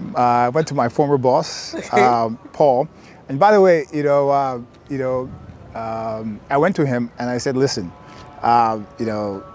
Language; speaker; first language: English; native; English